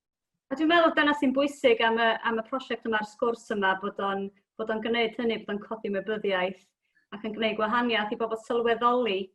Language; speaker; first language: Welsh; native; Welsh